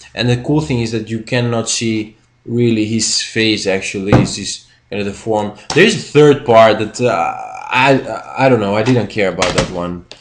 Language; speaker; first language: English; non-native, fluent; Spanish